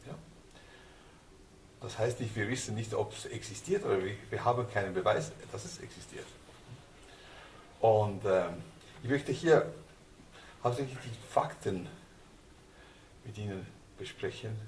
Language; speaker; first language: German; non-native, fluent; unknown